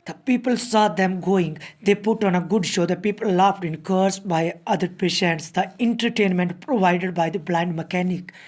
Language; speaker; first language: English; non-native, local second language; Punjabi